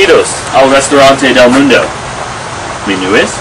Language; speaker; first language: Spanish; non-native, learner; English